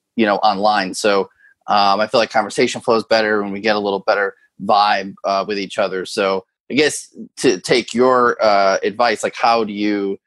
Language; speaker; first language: English; native; English